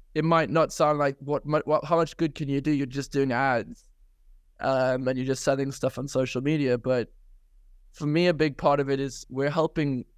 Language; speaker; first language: English; native; English